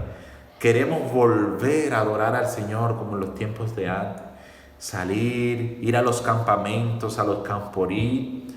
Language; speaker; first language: Spanish; native; Spanish